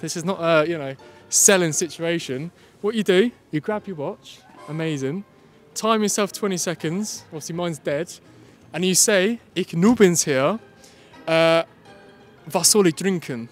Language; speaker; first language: English; native; English